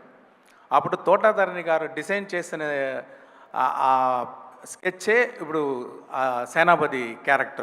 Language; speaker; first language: Telugu; non-native, local second language; Tamil